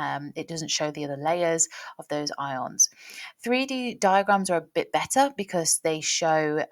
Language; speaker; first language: English; native; English